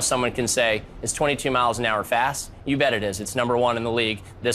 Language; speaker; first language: English; native; English